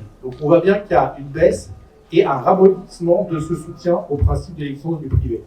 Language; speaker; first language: French; native; French